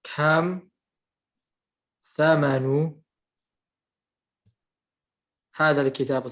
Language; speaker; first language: Arabic; non-native, fluent; English